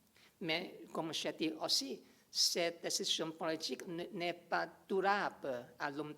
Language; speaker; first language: French; non-native, learner; English